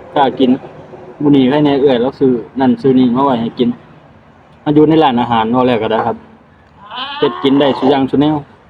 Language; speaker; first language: Thai; native; Thai